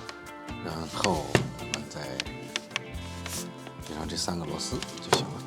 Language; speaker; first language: Chinese; native; Chinese